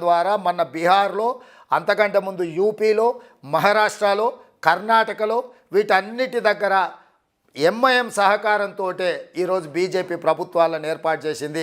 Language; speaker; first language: Telugu; native; Telugu